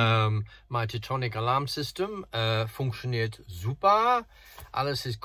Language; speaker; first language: German; non-native, fluent; English